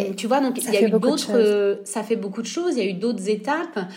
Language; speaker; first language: French; native; French